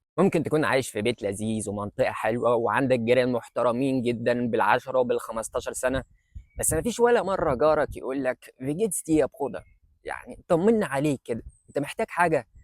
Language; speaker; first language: Egyptian Arabic; non-native, fluent; Russian